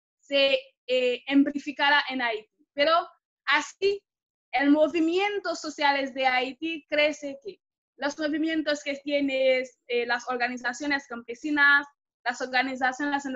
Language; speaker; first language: Spanish; non-native, fluent; Haitian Creole